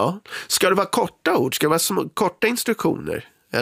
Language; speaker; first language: Swedish; native; Swedish